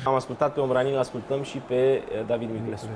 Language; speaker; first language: Romanian; native; Romanian